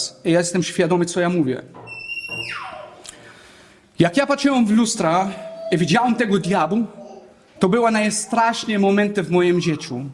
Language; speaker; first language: Polish; non-native, learner; Arabic